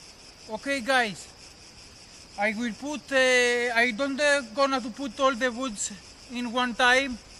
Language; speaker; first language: English; non-native, learner; Greek